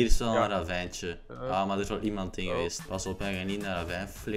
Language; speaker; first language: Dutch; native; Dutch